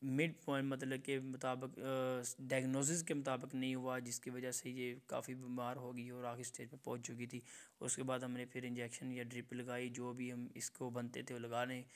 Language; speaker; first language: Urdu; non-native, local second language; Punjabi